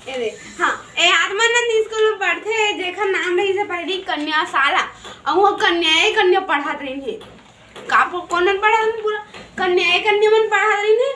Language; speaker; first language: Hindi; non-native, local second language; Chhattisgarhi